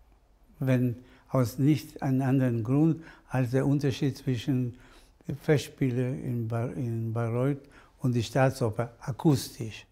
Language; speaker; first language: German; non-native, fluent; Spanish